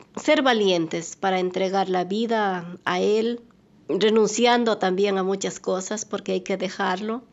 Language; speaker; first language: Spanish; native; Spanish